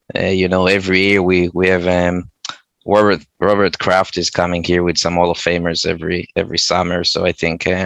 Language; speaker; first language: English; non-native, fluent; Hebrew